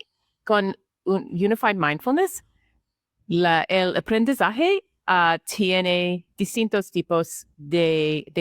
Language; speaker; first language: Spanish; non-native, learner; English